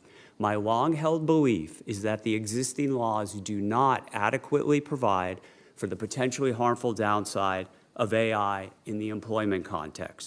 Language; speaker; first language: English; native; English